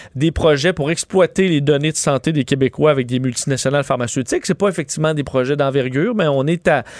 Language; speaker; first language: French; native; French